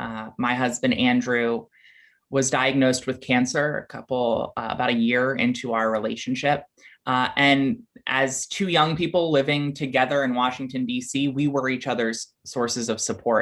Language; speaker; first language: English; native; English